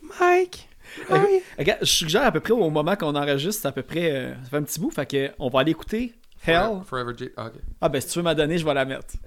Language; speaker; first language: French; native; French